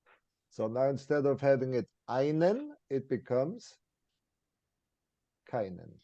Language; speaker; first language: German; non-native, fluent; English